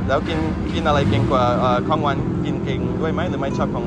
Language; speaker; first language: Thai; non-native, fluent; English